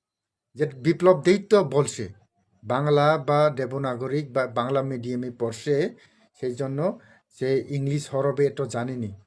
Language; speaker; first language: Bangla; non-native, local second language; Kok Borok